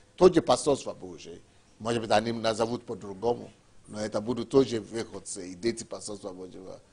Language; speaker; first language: Russian; non-native, fluent; Yoruba